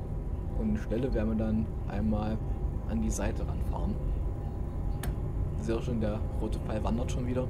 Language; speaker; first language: German; native; German